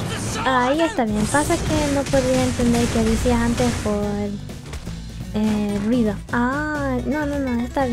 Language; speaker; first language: Spanish; early bilingual, heritage; English